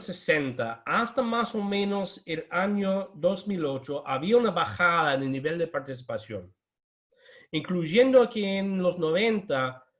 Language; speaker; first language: Spanish; non-native, fluent; English